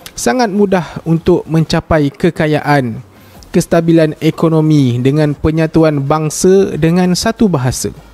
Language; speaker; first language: Malay; native; Malay